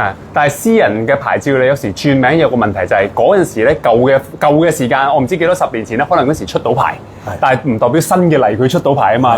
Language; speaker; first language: Cantonese; native; Cantonese